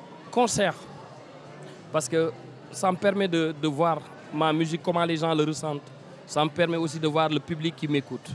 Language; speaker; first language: French; non-native, local second language; Wolof